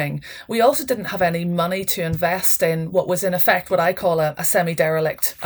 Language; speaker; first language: English; native; English